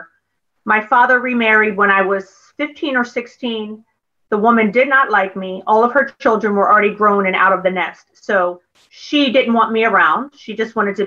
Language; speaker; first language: English; native; English